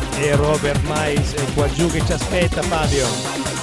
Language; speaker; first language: Italian; native; Italian